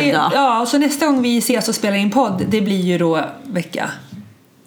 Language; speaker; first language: Swedish; native; Swedish